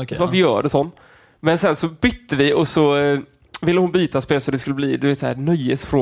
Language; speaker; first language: Swedish; native; Swedish